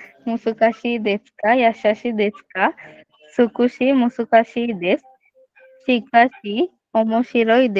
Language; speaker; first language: Japanese; non-native, learner; Sinhala